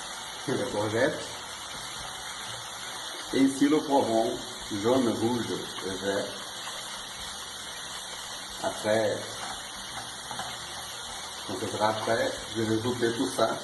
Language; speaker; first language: French; non-native, learner; Portuguese